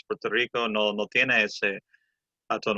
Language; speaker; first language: Spanish; early bilingual, heritage; Spanish